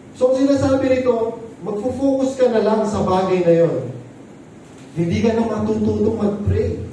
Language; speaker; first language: Filipino; non-native, local second language; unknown